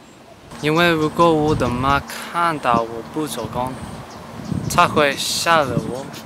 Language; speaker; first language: Chinese; non-native, learner; English